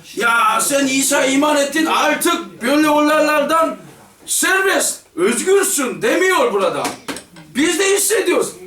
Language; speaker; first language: Turkish; non-native, fluent; Korean